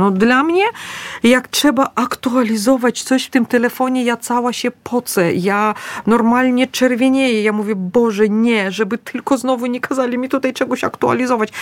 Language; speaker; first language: Polish; early bilingual, other home language; Russian